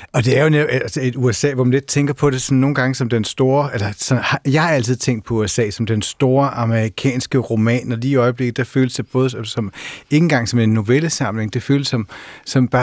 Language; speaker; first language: Danish; native; Danish